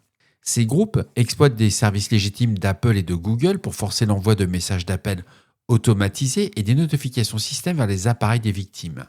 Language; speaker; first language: French; native; French